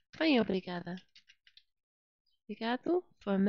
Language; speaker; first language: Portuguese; non-native, fluent; English